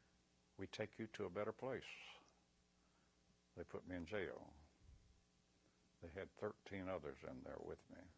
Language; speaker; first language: English; native; English